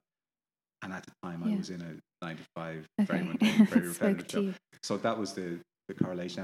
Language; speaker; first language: English; native; English